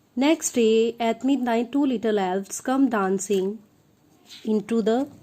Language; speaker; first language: English; non-native, local second language; Punjabi